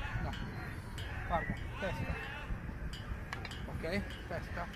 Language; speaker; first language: Italian; non-native, fluent; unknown